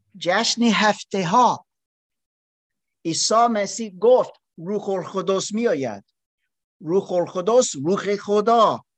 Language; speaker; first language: Persian; non-native, learner; German